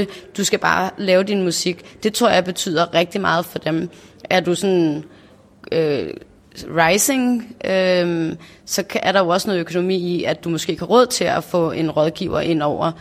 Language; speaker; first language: Danish; native; Danish